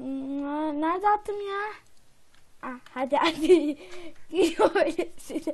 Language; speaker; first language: Turkish; native; Turkish